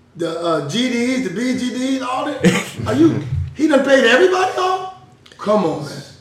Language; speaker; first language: English; native; English